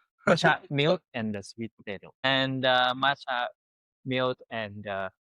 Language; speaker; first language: English; non-native, learner; Thai